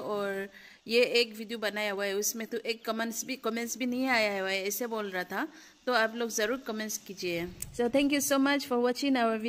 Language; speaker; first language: Hindi; non-native, local second language; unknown